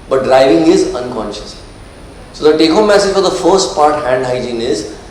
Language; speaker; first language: English; non-native, local second language; Marathi